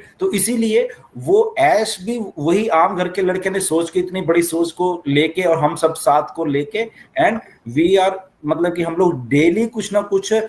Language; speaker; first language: Hindi; native; Hindi